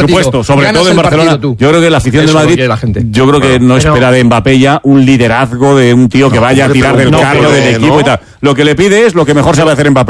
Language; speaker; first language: Spanish; native; Spanish